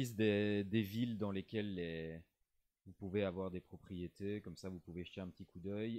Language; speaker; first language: French; native; French